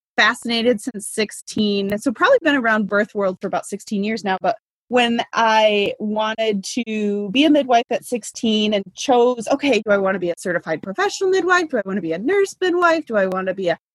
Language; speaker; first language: English; native; English